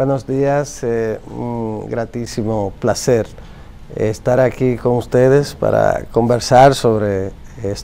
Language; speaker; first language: Spanish; native; Spanish